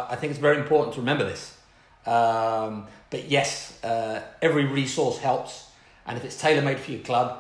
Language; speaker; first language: English; native; English